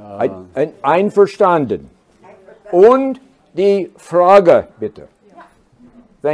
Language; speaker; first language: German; non-native, learner; English